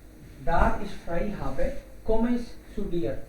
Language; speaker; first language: German; non-native, fluent; Hindi